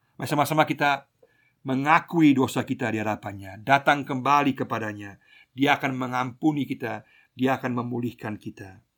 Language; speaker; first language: Indonesian; non-native, fluent; German